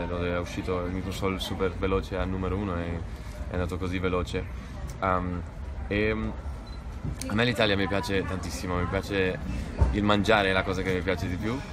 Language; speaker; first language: Italian; non-native, fluent; Spanish